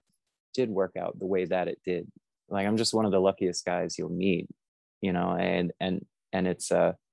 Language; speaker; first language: English; native; English